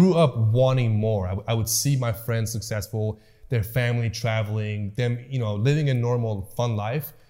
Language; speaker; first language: English; early bilingual, other home language; Persian